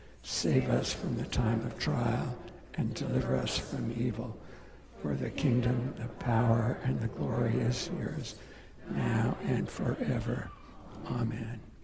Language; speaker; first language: English; native; English